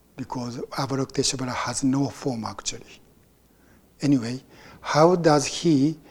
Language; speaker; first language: English; non-native, fluent; Japanese